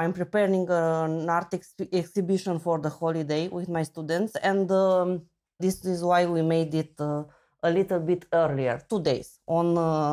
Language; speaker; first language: English; non-native, fluent; Romanian